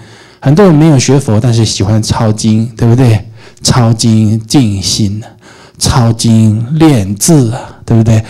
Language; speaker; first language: Chinese; native; Chinese